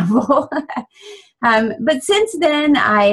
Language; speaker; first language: English; native; English